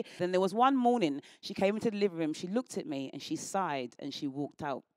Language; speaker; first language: English; native; English